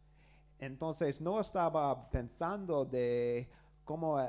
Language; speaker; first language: Spanish; non-native, learner; English